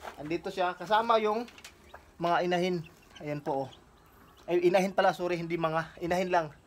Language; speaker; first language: Filipino; non-native, local second language; Cebuano